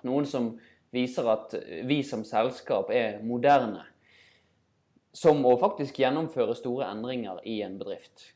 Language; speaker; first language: Norwegian; native; Norwegian